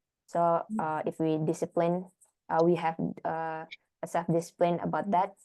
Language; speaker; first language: English; non-native, learner; Indonesian